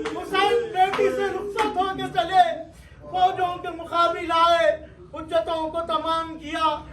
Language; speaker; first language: Urdu; native; Urdu